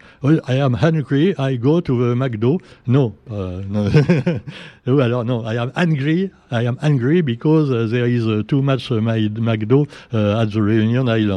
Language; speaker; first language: English; non-native, learner; French